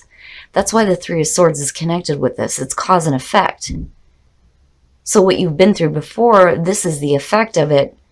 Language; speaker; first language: English; native; English